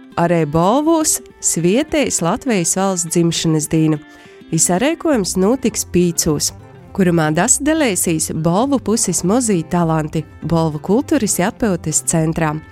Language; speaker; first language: Latvian; native; Latvian